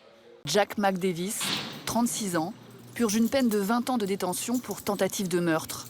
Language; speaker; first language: French; native; French